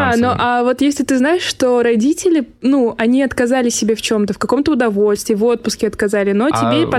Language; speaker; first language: Russian; native; Russian